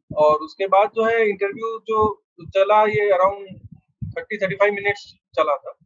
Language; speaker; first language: Hindi; non-native, local second language; Bangla